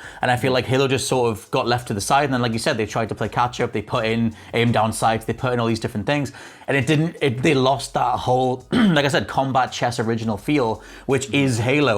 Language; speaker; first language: English; native; English